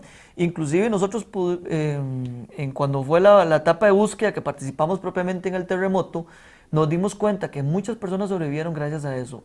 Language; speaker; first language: Spanish; native; Spanish